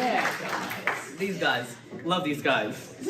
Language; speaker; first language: English; native; English